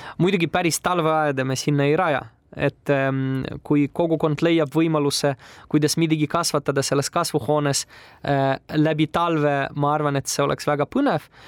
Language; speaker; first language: Estonian; non-native, local second language; Russian